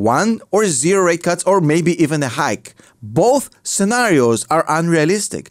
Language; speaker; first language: English; native; English